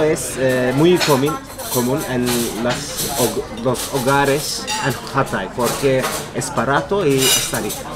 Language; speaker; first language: Spanish; non-native, fluent; Turkish